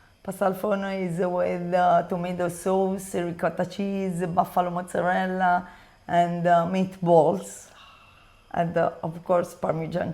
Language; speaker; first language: English; non-native, learner; Italian